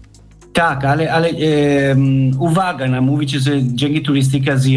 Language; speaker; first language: Polish; non-native, learner; Italian